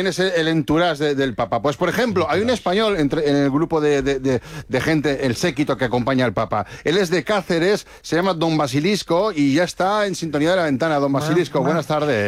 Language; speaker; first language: Spanish; native; Spanish